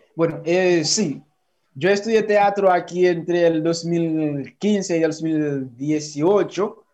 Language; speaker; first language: Spanish; non-native, fluent; Haitian Creole